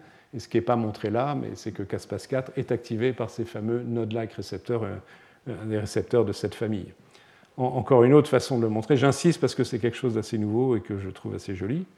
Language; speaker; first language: French; native; French